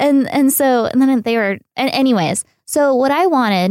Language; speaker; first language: English; native; English